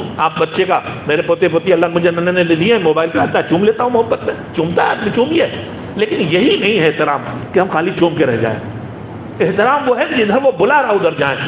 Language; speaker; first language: Urdu; native; Urdu